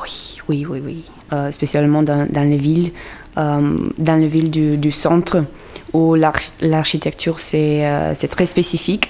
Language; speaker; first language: French; non-native, fluent; Romanian